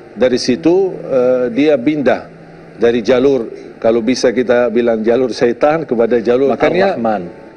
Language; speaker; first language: Malay; non-native, fluent; Arabic